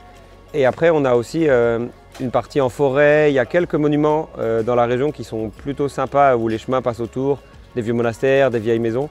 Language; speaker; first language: French; native; French